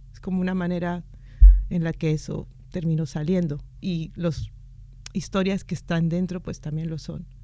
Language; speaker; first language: Spanish; native; Spanish